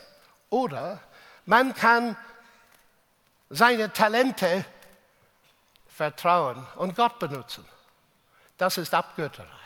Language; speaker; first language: German; non-native, fluent; English